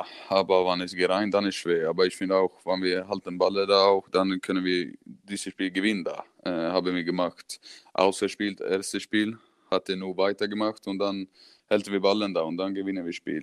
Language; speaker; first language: German; non-native, learner; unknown